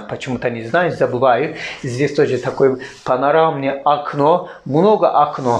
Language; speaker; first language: Russian; non-native, learner; Turkish